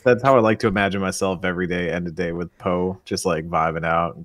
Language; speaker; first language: English; native; English